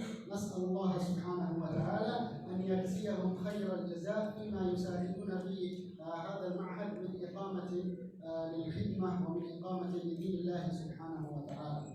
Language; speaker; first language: Arabic; native; Arabic